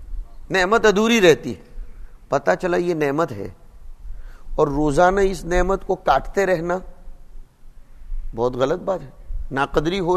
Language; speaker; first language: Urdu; non-native, local second language; Gujarati